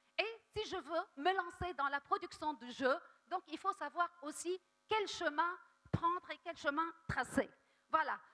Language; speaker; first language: French; non-native, local second language; Arabic